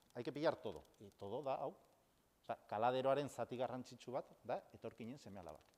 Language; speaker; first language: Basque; non-native, local second language; Spanish